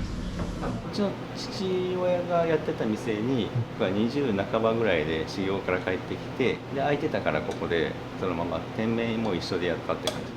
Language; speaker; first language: Japanese; native; Japanese